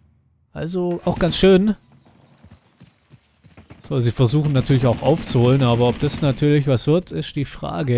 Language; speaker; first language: German; native; German